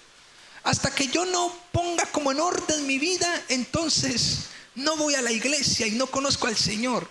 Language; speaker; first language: Spanish; native; Spanish